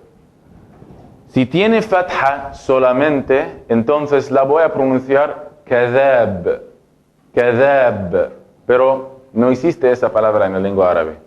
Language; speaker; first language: Spanish; non-native, fluent; Arabic